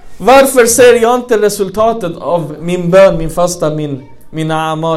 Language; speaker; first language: Swedish; non-native, fluent; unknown